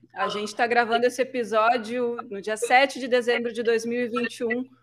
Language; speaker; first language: Portuguese; native; Portuguese